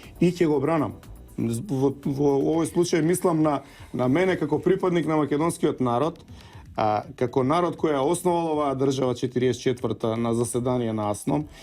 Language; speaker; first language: Macedonian; native; Macedonian